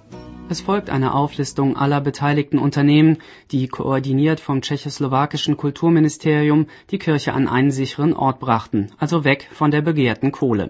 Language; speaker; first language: German; native; German